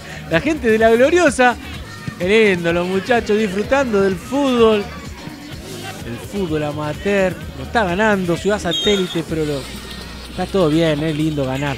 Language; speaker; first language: Spanish; native; Spanish